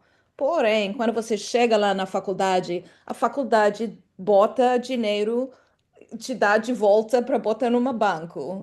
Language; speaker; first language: Portuguese; non-native, fluent; English